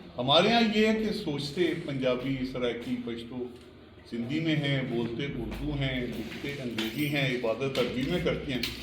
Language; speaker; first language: Urdu; non-native, local second language; Punjabi